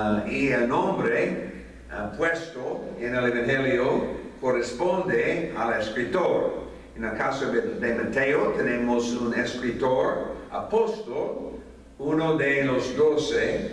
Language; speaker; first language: Spanish; non-native, fluent; English